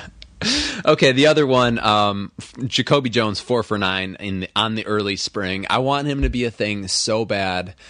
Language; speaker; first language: English; early bilingual, other home language; Filipino